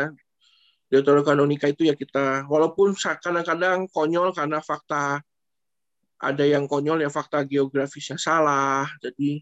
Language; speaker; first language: Indonesian; native; Indonesian